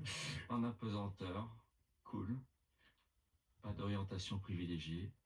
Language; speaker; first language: French; native; French